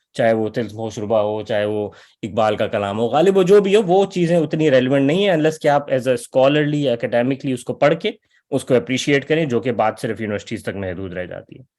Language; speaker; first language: Urdu; native; Urdu